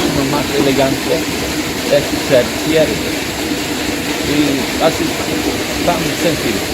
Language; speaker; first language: Spanish; non-native, fluent; Swedish